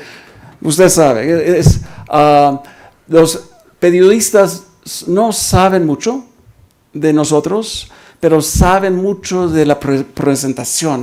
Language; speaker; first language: Spanish; early bilingual, heritage; Spanish